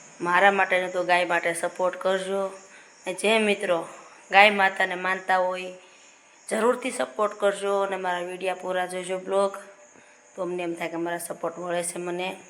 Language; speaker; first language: Gujarati; native; Gujarati